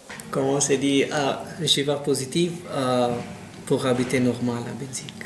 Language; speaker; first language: French; non-native, learner; Pashto